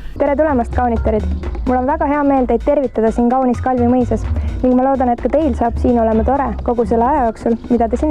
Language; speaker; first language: Estonian; native; Estonian